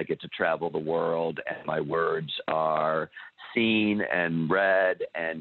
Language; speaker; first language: English; native; English